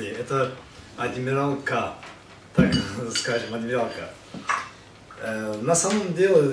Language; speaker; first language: Russian; non-native, learner; Azerbaijani